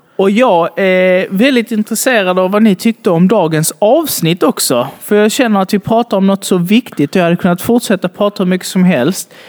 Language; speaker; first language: Swedish; early bilingual, other home language; Bangla